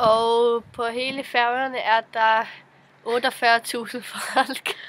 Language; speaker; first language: Danish; non-native, local second language; Faroese